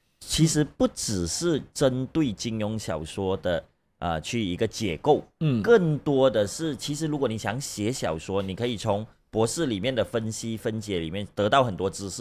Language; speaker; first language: Chinese; native; Chinese